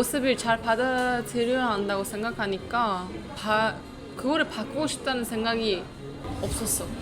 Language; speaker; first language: Korean; non-native, fluent; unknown